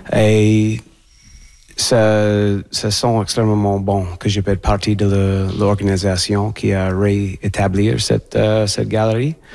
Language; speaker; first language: French; non-native, fluent; English